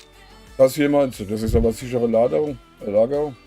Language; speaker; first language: German; native; German